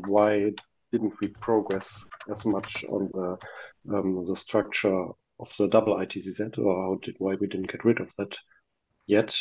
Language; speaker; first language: English; non-native, fluent; German